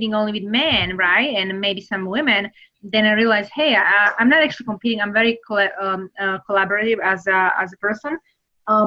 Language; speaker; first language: English; non-native, fluent; Serbian